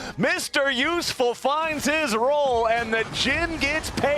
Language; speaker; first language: English; native; English